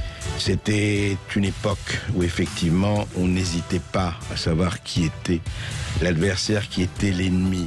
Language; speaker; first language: French; native; French